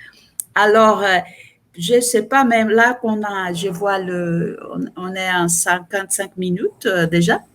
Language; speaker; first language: French; non-native, fluent; Portuguese